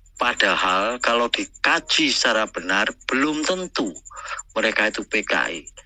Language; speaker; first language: Indonesian; native; Indonesian